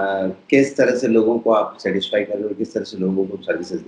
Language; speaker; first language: Hindi; native; Hindi